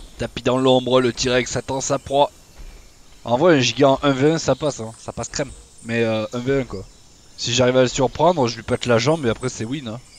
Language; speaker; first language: French; native; French